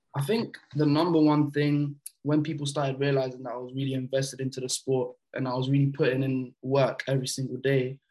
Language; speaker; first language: English; early bilingual, other home language; French